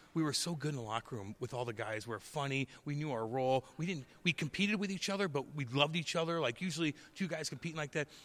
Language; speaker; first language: English; native; English